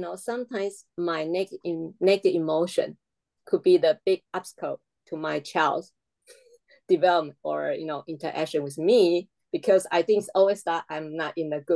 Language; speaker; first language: English; non-native, fluent; Chinese